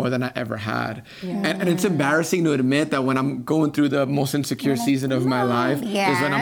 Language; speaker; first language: English; native; English